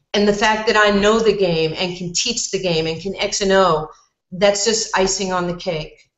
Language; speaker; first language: English; native; English